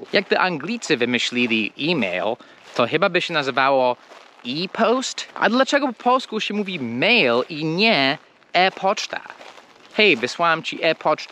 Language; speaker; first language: Polish; non-native, fluent; English